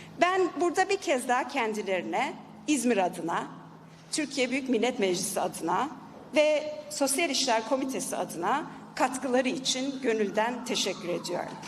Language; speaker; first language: Turkish; native; Turkish